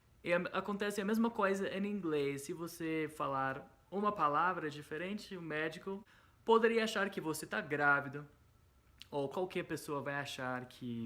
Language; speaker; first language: Portuguese; non-native, fluent; English